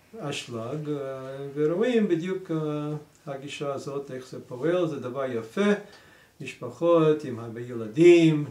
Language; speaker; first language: Hebrew; non-native, fluent; English